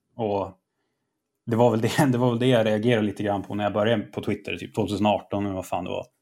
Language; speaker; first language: Swedish; native; Swedish